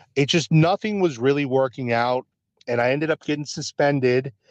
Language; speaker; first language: English; early bilingual, other home language; Spanish